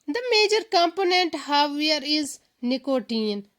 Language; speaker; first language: English; non-native, local second language; Urdu